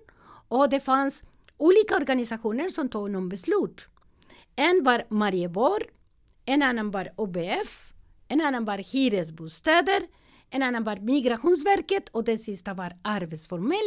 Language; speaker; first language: Swedish; non-native, learner; Spanish